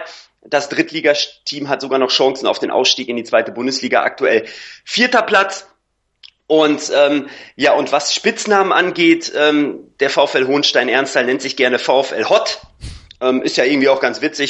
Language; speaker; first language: German; native; German